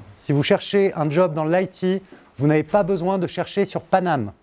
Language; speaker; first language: French; native; French